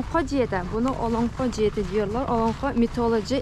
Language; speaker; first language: Turkish; non-native, learner; Yakut